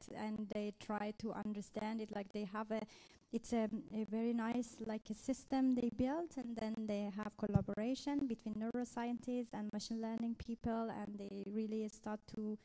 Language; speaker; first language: English; non-native, fluent; Persian